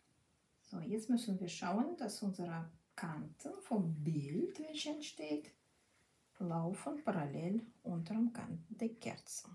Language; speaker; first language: German; non-native, fluent; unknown